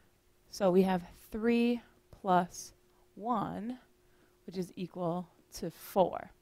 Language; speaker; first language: English; native; English